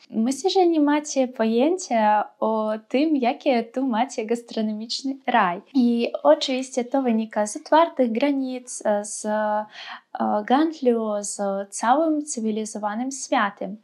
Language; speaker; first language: Polish; non-native, fluent; Russian